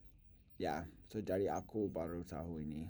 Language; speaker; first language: Indonesian; non-native, learner; English